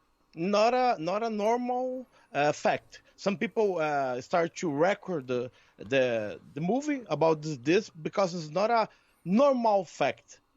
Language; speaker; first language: English; non-native, learner; Portuguese